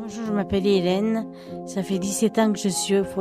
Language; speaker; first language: French; native; French